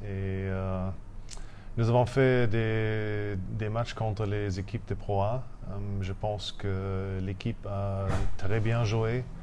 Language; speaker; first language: French; non-native, fluent; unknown